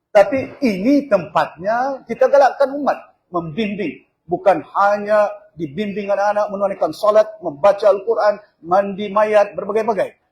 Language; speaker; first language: Malay; non-native, local second language; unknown